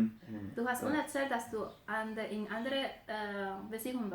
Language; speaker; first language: German; non-native, learner; Spanish